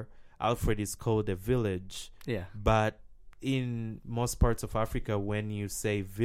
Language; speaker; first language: English; non-native, local second language; Swahili